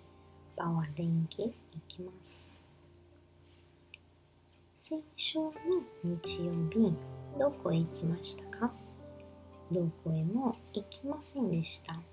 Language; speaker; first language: Japanese; non-native, learner; Portuguese